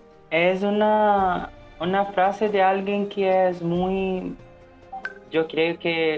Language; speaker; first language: Spanish; non-native, learner; Portuguese